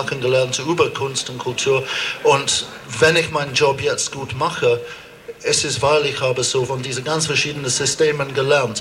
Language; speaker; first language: German; non-native, fluent; English